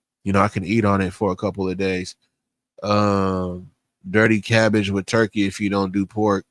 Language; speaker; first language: English; native; English